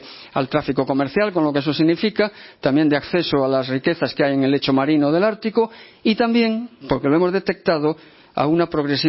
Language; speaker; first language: Spanish; native; Spanish